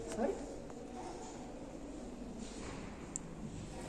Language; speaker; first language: Indonesian; non-native, fluent; Russian